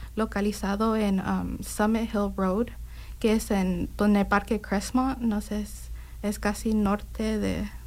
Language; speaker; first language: Spanish; early bilingual, heritage; Spanish